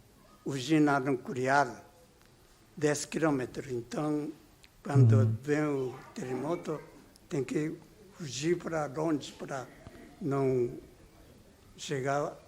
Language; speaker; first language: Portuguese; non-native, learner; Japanese